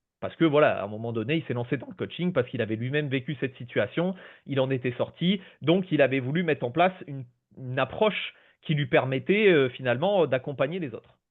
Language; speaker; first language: French; native; French